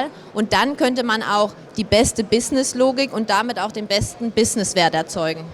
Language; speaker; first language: German; native; German